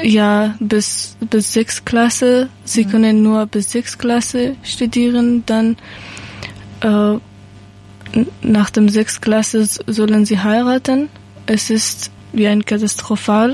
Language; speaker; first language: German; non-native, learner; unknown